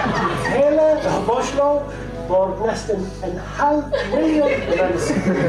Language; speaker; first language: Norwegian; non-native, learner; English